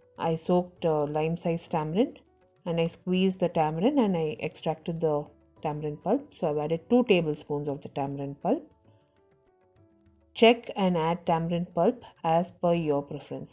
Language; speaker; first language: English; non-native, local second language; Tamil